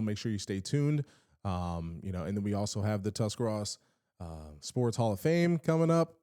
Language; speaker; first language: English; native; English